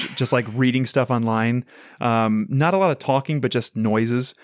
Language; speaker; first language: English; native; English